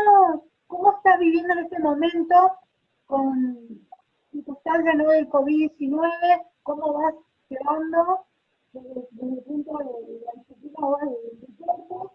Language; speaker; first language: Spanish; native; Spanish